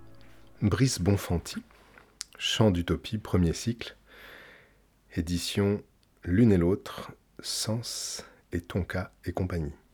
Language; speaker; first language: French; native; French